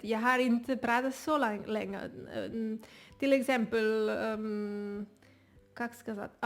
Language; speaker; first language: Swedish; non-native, learner; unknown